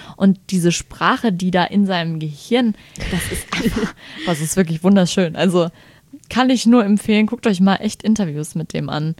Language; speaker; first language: German; native; German